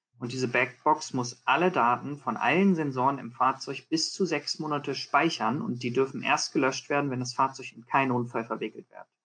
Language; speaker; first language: German; early bilingual, heritage; German